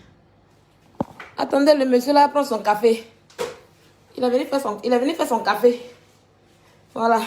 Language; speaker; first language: French; native; French